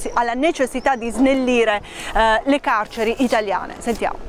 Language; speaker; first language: Italian; native; Italian